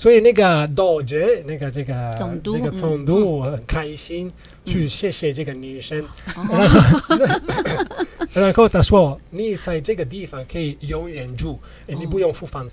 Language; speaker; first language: Chinese; non-native, learner; Italian